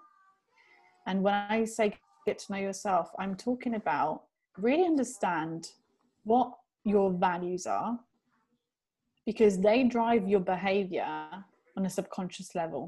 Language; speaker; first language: English; early bilingual, other home language; Italian